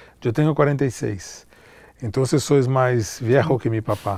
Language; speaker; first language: Spanish; non-native, learner; Portuguese